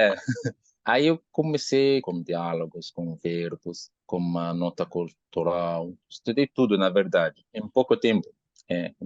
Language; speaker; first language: Portuguese; non-native, learner; Arabic